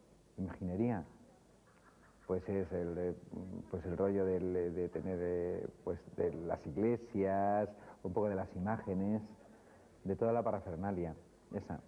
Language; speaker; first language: Spanish; native; Spanish